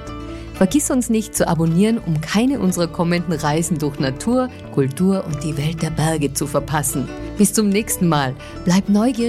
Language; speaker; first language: German; native; German